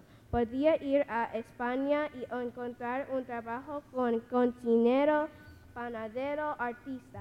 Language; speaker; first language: Spanish; non-native, learner; English